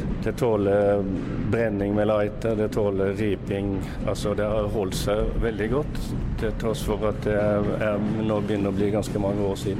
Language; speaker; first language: Norwegian; native; Norwegian